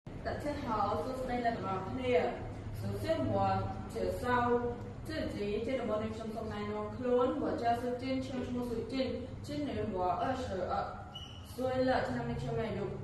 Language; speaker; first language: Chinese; non-native, learner; Khmer